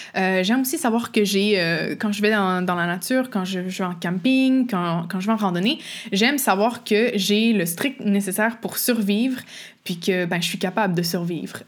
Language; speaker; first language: French; native; French